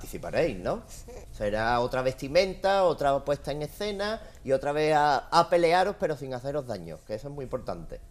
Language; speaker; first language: Spanish; native; Spanish